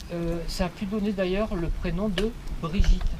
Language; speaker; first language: French; native; French